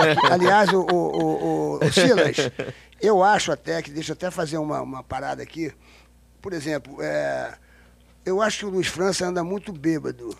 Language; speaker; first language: Portuguese; native; Portuguese